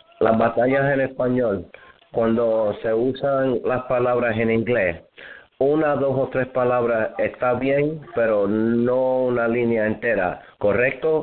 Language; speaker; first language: Spanish; early bilingual, heritage; Spanish